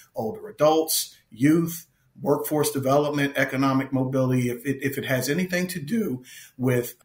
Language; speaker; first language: English; native; English